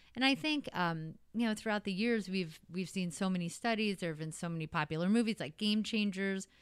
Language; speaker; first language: English; native; English